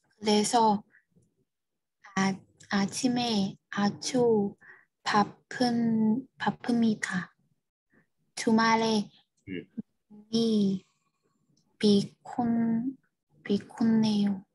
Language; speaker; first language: Korean; non-native, learner; Vietnamese